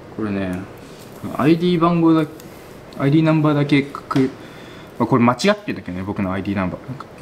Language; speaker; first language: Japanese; native; Japanese